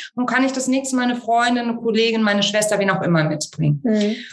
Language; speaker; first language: German; native; German